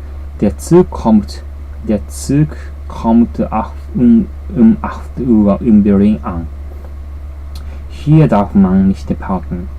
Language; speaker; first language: German; non-native, learner; Japanese